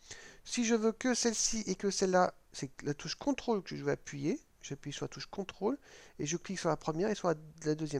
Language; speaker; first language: French; native; French